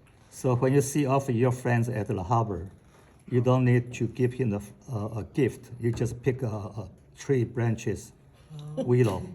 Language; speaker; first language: English; non-native, fluent; Chinese